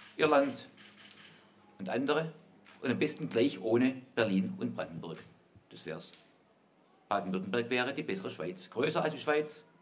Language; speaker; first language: German; native; German